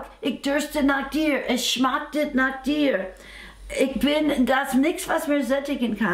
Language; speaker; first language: German; non-native, fluent; English